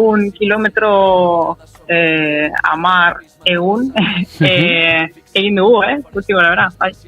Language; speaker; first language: Basque; non-native, local second language; Spanish